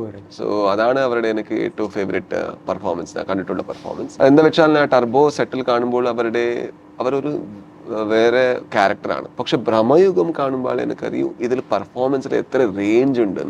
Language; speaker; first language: Malayalam; non-native, learner; Kannada